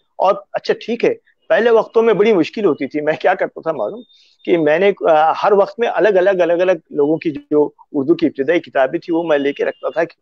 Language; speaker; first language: Urdu; native; Urdu